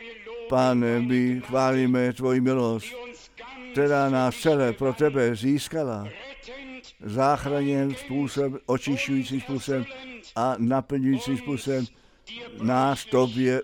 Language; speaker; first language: Czech; non-native, fluent; German